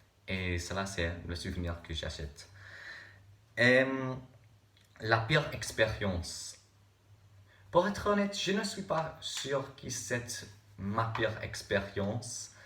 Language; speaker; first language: French; non-native, learner; English